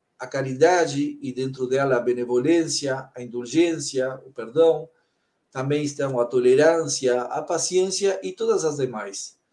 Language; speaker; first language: Portuguese; native; Portuguese